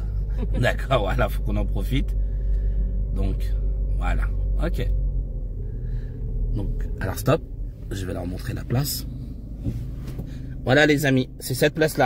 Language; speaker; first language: French; native; French